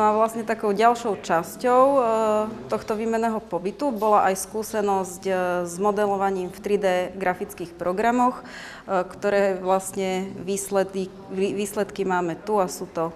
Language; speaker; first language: Slovak; native; Slovak